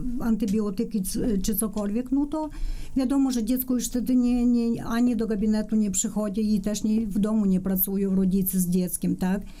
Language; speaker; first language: Polish; non-native, fluent; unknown